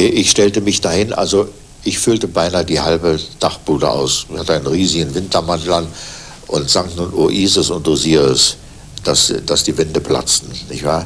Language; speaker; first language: German; native; German